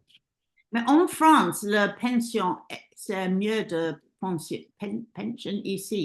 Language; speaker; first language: French; non-native, learner; English